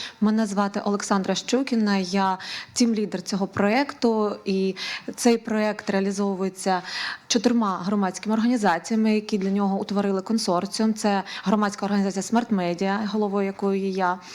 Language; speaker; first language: Ukrainian; native; Ukrainian